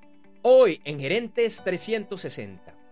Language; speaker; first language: Spanish; native; Spanish